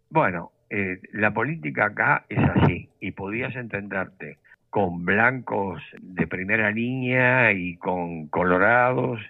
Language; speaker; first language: Spanish; native; Spanish